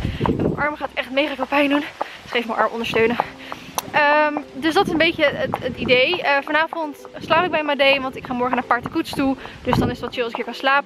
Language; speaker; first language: Dutch; native; Dutch